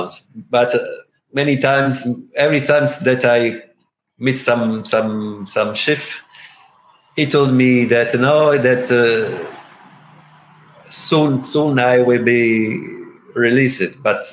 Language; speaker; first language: English; non-native, learner; Italian